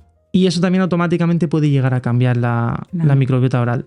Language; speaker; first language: Spanish; native; Spanish